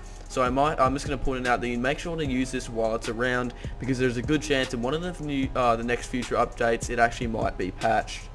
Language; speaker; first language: English; native; English